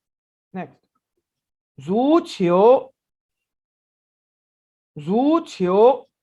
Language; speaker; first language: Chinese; non-native, fluent; Urdu